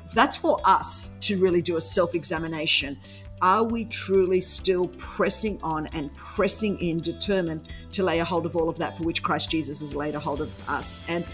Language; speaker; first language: English; non-native, local second language; Greek